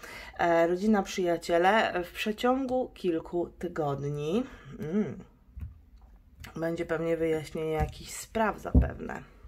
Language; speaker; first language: Polish; native; Polish